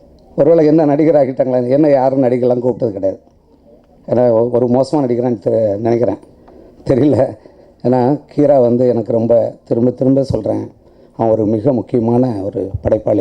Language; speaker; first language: Tamil; native; Tamil